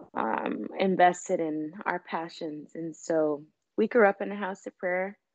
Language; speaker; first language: English; native; English